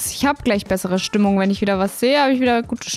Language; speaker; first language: German; native; German